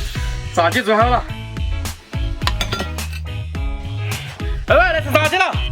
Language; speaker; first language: Chinese; native; Chinese